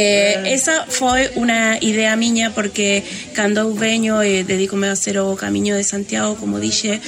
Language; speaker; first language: Galician; non-native, learner; Spanish